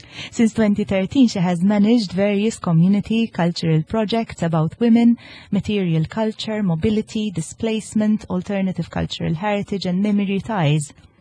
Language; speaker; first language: English; non-native, local second language; Maltese